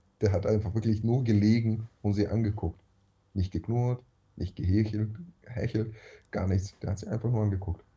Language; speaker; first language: German; early bilingual, other home language; Russian